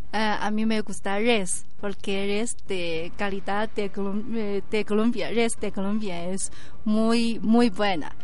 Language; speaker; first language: Spanish; non-native, learner; Chinese